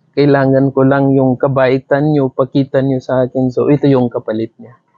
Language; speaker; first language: Filipino; non-native, learner; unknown